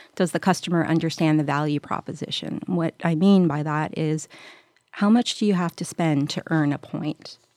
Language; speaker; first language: English; native; English